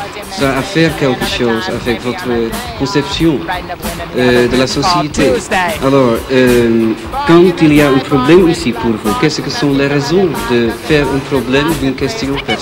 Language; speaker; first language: French; non-native, fluent; Dutch